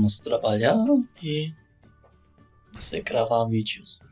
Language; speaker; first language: Portuguese; non-native, learner; German